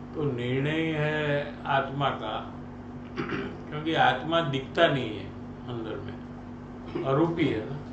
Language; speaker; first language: Hindi; non-native, local second language; Gujarati